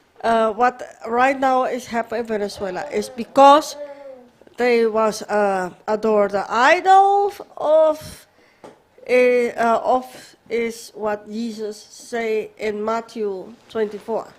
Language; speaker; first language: English; non-native, learner; Papiamento